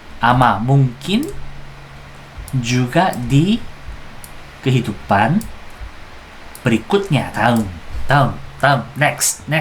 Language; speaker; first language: Indonesian; non-native, fluent; Korean